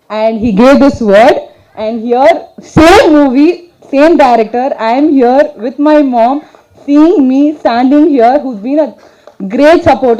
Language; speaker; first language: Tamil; non-native, learner; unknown